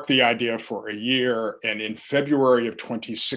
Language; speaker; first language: English; native; English